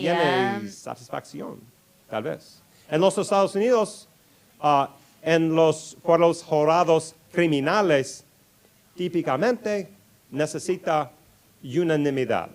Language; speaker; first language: Spanish; non-native, learner; English